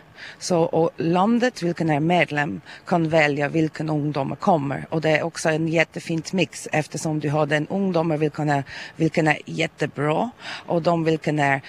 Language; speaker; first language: Swedish; non-native, learner; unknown